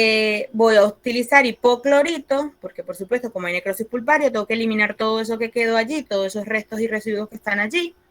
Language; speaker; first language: Spanish; native; Spanish